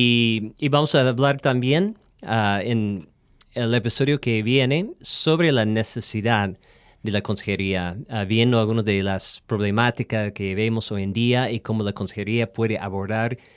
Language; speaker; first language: Spanish; non-native, fluent; English